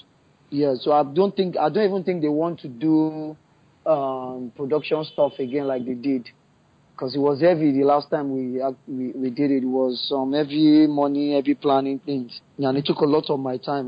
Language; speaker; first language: English; non-native, local second language; Yoruba